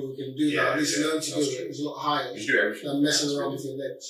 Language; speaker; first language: English; non-native, local second language; Yoruba